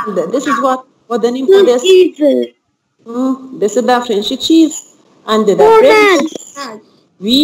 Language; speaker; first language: English; non-native, learner; Arabic